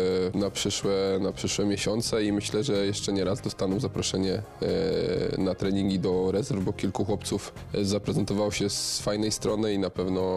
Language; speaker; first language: Polish; native; Polish